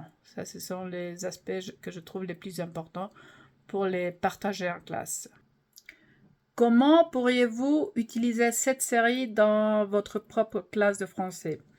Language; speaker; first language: French; non-native, fluent; English